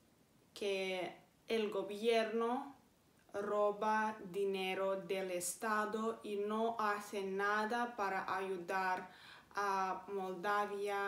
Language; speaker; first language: Spanish; non-native, fluent; Romanian